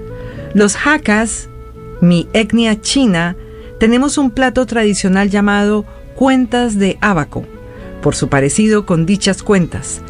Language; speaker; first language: Spanish; native; Spanish